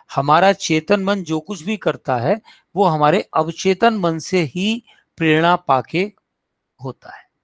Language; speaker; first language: Hindi; native; Hindi